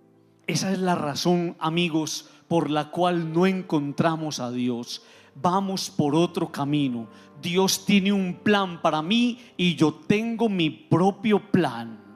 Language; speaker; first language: Spanish; native; Spanish